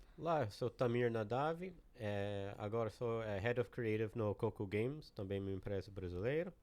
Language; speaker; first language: Portuguese; non-native, learner; English